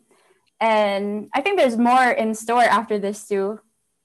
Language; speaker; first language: English; non-native, local second language; Filipino